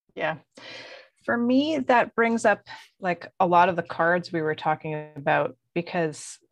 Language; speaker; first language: English; native; English